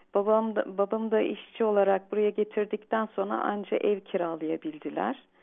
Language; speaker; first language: Turkish; early bilingual, heritage; Turkish